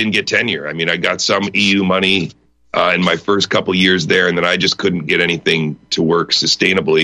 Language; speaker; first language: English; native; English